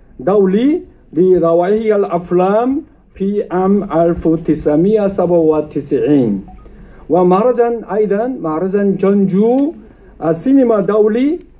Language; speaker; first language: Arabic; non-native, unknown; Korean